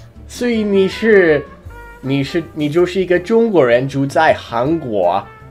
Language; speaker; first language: Chinese; non-native, fluent; English